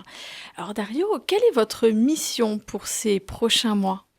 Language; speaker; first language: French; native; French